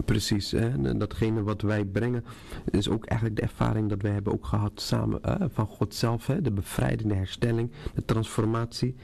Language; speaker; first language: Dutch; non-native, fluent; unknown